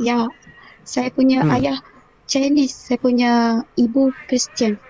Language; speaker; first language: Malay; non-native, local second language; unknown